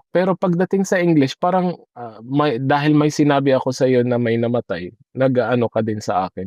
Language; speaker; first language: Filipino; non-native, fluent; Arabic